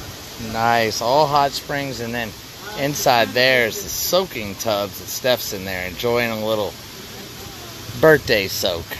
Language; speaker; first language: English; native; English